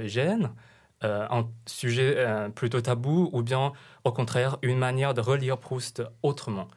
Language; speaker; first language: French; non-native, fluent; Chinese